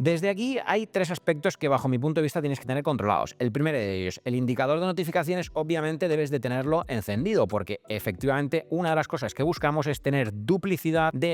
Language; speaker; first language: Spanish; native; Spanish